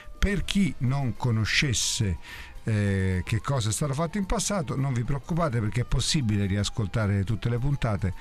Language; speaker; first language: Italian; native; Italian